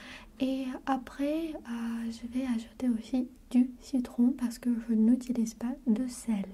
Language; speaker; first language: French; non-native, fluent; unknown